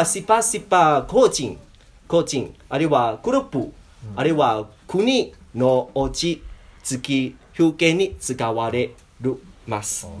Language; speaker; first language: Japanese; non-native, learner; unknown